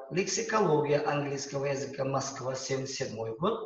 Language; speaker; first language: Russian; non-native, local second language; Uzbek